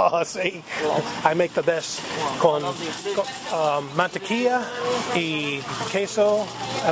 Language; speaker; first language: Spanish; non-native, learner; English